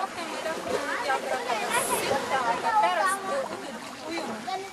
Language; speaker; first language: Estonian; non-native, learner; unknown